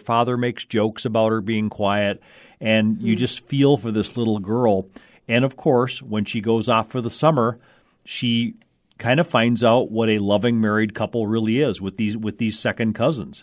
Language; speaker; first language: English; native; English